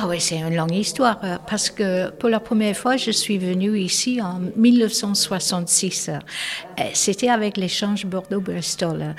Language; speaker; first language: French; non-native, fluent; English